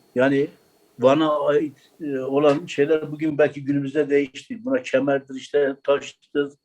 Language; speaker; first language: Turkish; native; Turkish